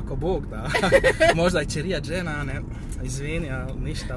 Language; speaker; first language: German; early bilingual, other home language; Bosnian